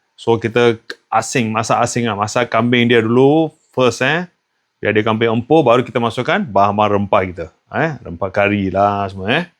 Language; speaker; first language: Malay; non-native, local second language; Tamil